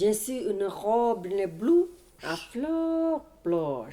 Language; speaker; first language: French; non-native, learner; Bangla